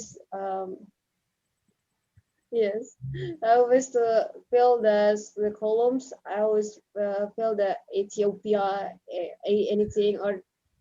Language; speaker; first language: English; non-native, learner; Indonesian